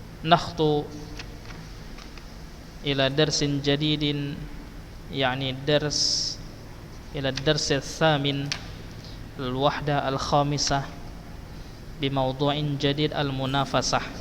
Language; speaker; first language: Arabic; non-native, fluent; Indonesian